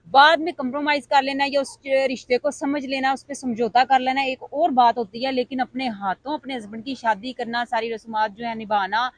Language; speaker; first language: Urdu; non-native, local second language; Punjabi